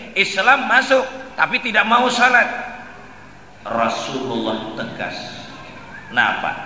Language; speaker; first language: Indonesian; non-native, local second language; Banjar